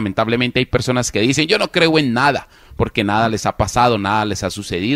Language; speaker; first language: Spanish; native; Spanish